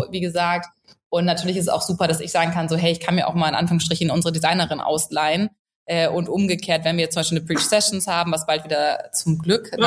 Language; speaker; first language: German; native; German